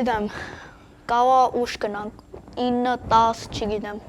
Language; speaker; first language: Armenian; early bilingual, heritage; Armenian